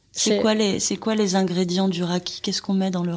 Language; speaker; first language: French; native; French